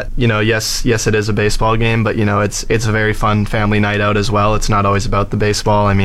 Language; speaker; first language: English; native; English